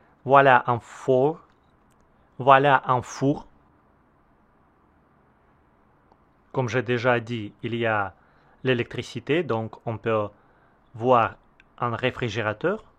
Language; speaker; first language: French; non-native, learner; Russian